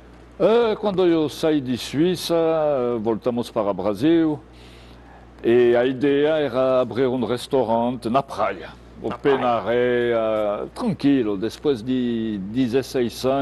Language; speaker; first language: Portuguese; non-native, fluent; French